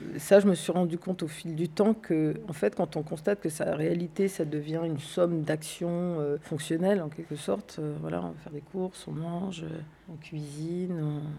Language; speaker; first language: French; early bilingual, other home language; Arabic